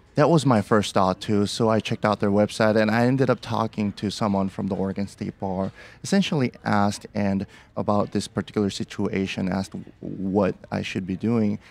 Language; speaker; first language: English; early bilingual, other home language; Korean